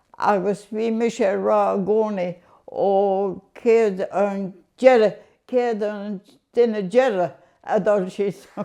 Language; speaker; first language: Irish; native; Irish